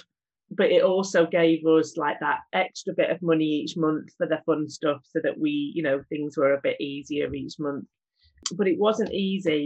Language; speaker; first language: English; native; English